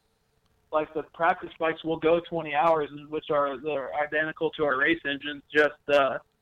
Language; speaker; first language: English; native; English